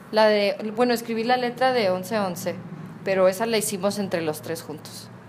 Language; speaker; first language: Spanish; native; Spanish